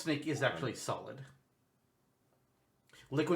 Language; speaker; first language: English; native; English